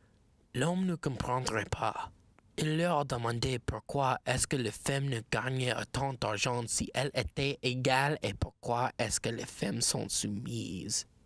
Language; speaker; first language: French; non-native, learner; English